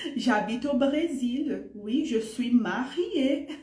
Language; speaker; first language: French; non-native, fluent; Portuguese